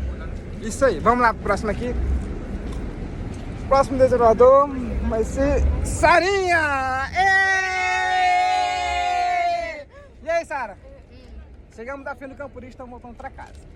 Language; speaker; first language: Portuguese; native; Portuguese